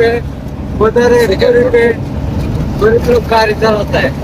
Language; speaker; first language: Hindi; non-native, learner; Bangla